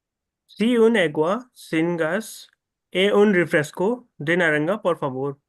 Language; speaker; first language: Spanish; non-native, learner; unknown